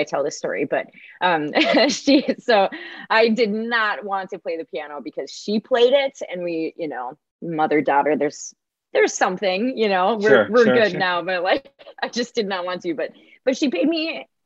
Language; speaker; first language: English; native; English